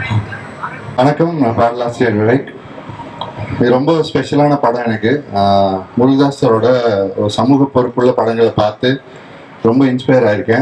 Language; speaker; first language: Tamil; native; Tamil